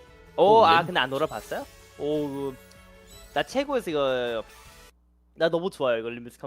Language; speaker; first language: Korean; early bilingual, heritage; Korean